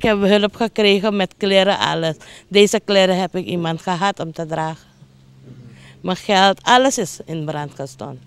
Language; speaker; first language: Dutch; non-native, local second language; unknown